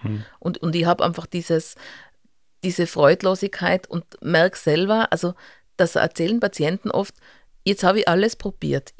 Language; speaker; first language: German; native; German